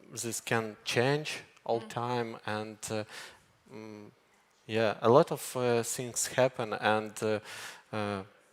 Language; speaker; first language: English; non-native, learner; Ukrainian